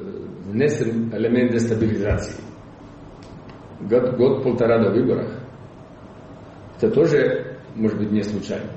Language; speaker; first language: Russian; non-native, fluent; Croatian